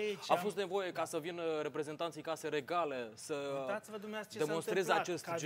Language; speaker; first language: Romanian; native; Romanian